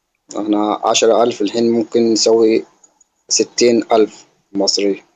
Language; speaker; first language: Arabic; non-native, learner; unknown